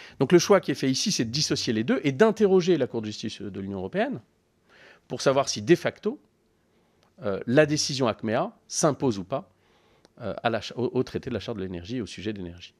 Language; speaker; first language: French; native; French